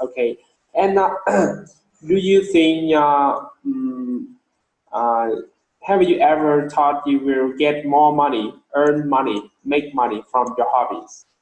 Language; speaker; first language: English; non-native, learner; Vietnamese